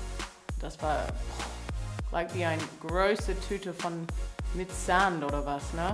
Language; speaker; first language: German; non-native, learner; English